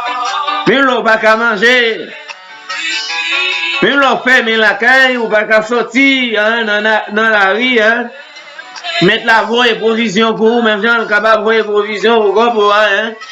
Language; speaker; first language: French; non-native, local second language; Haitian Creole